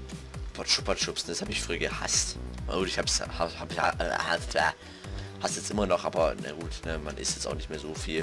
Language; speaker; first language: German; native; German